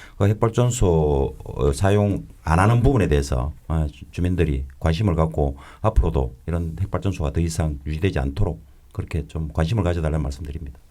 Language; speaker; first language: Korean; native; Korean